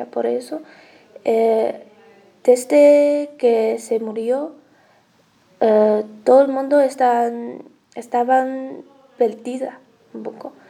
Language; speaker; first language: Spanish; non-native, learner; Chinese